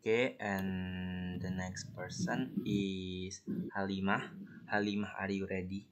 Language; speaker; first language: English; non-native, learner; Indonesian